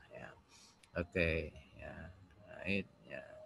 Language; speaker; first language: English; non-native, fluent; Indonesian